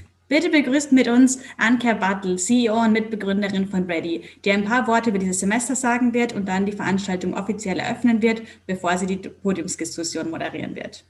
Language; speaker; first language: German; native; German